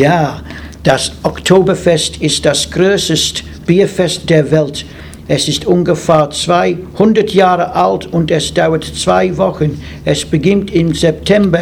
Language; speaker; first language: German; non-native, learner; English